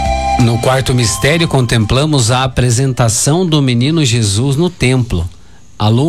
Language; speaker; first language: Portuguese; native; Portuguese